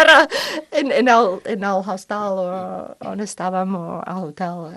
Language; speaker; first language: Catalan; non-native, fluent; English